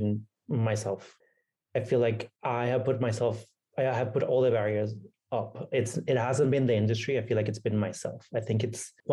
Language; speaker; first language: English; non-native, fluent; Spanish